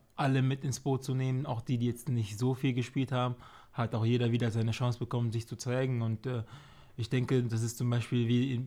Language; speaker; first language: German; native; German